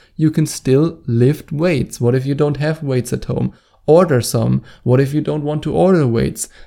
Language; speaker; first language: English; non-native, fluent; German